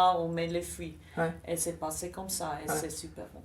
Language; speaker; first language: French; non-native, local second language; German